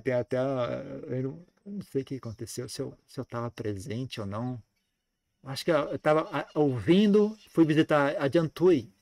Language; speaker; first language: Portuguese; native; Portuguese